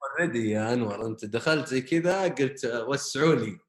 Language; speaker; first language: Arabic; native; Arabic